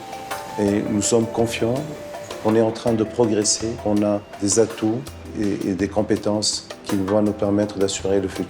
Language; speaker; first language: French; non-native, local second language; Arabic